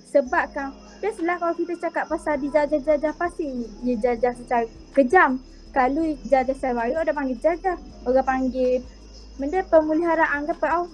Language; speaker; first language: Malay; native; Malay